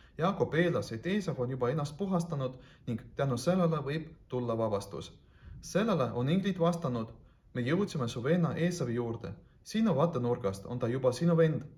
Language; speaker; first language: Estonian; non-native, local second language; Russian